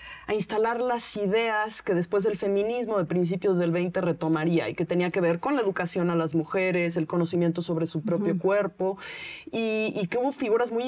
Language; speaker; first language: Spanish; native; Spanish